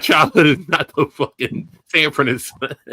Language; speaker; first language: English; native; English